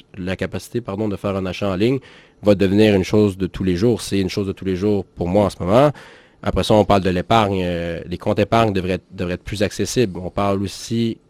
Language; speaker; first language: French; native; French